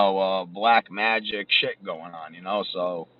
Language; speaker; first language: English; native; English